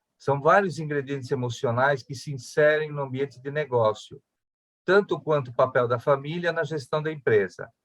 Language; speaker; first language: Portuguese; early bilingual, other home language; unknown